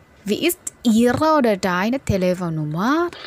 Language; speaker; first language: German; non-native, fluent; Indonesian